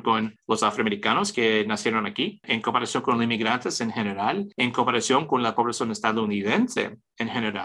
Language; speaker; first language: Spanish; early bilingual, heritage; English